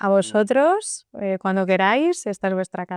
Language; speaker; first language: Spanish; native; Spanish